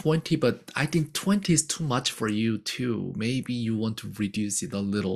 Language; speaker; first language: English; non-native, fluent; Korean